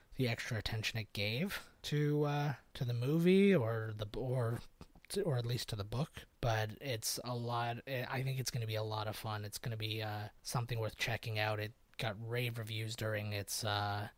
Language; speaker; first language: English; native; English